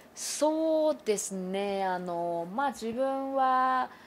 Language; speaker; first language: Japanese; non-native, fluent; Vietnamese